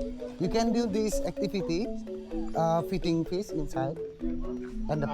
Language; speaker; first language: English; non-native, learner; Indonesian